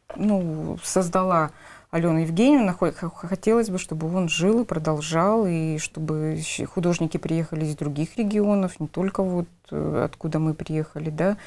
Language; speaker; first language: Russian; native; Russian